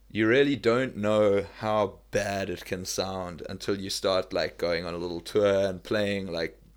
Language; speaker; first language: English; native; English